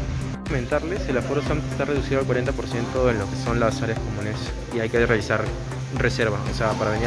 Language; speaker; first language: Spanish; native; Spanish